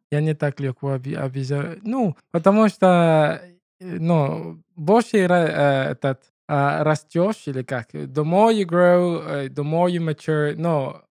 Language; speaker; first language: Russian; non-native, learner; English